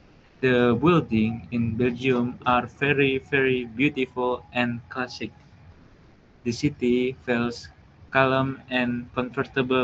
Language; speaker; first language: English; non-native, learner; Indonesian